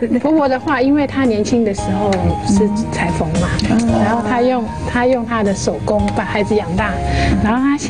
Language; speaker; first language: Chinese; native; Chinese